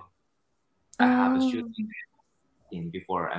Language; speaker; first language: English; non-native, fluent; Thai